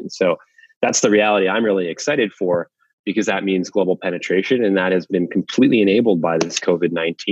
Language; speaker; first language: English; native; English